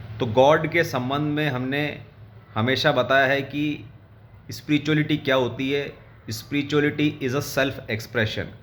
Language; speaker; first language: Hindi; native; Hindi